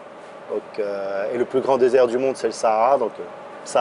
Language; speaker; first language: French; early bilingual, other home language; Arabic